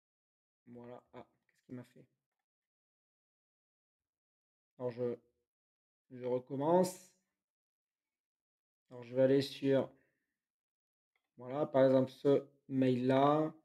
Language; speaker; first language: French; native; French